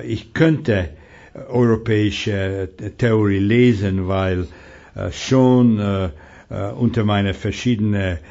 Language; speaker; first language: German; non-native, fluent; Hungarian